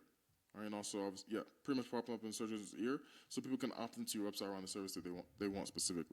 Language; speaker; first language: English; native; English